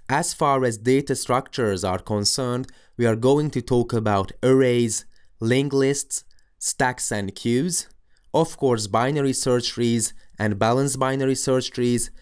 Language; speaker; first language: English; non-native, fluent; Hungarian